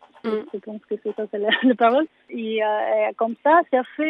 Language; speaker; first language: French; non-native, learner; Spanish